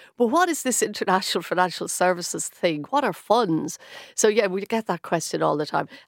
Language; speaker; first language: English; native; English